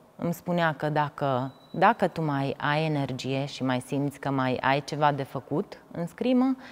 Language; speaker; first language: Romanian; native; Romanian